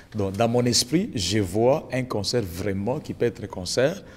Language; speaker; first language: French; non-native, local second language; Lingala